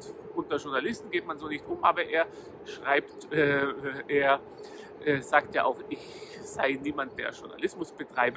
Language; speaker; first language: German; native; German